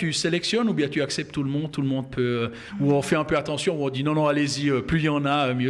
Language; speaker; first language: French; native; French